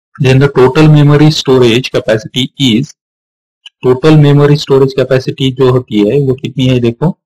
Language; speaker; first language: Hindi; non-native, local second language; Marathi